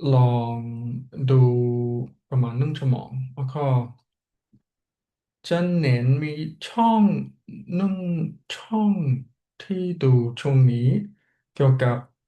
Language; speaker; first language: Thai; non-native, fluent; English